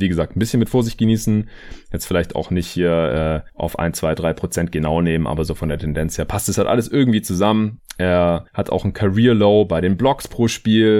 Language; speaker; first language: German; native; German